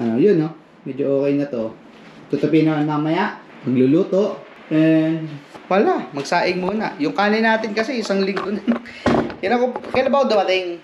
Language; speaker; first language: Filipino; native; Filipino